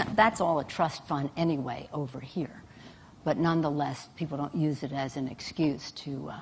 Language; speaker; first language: English; native; English